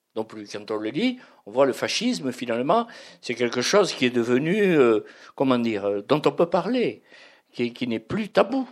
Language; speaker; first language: French; native; French